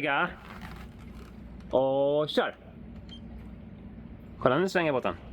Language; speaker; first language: Swedish; native; Swedish